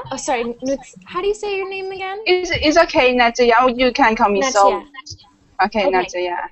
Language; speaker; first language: English; non-native, learner; Thai